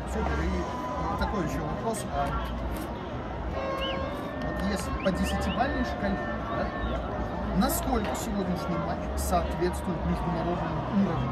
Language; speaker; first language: Russian; native; Russian